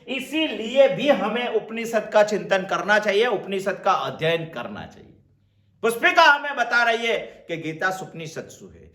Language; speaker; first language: Hindi; non-native, local second language; Gujarati